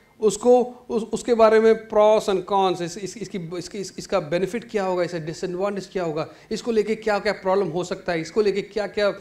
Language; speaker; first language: Hindi; non-native, local second language; Malayalam